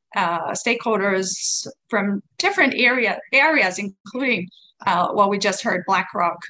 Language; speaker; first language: English; non-native, fluent; Swedish